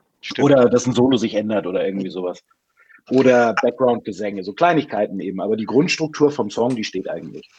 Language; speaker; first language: German; native; German